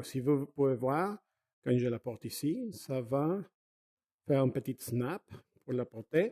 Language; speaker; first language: French; non-native, fluent; Spanish